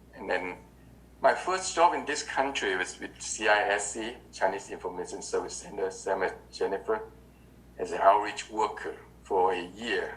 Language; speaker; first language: English; non-native, learner; Vietnamese